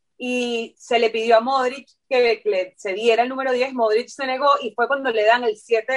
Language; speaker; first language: Spanish; native; Spanish